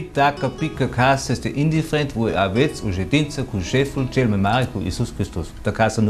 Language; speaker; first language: Romanian; non-native, fluent; German